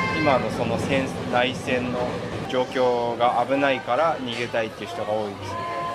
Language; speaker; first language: Japanese; native; Japanese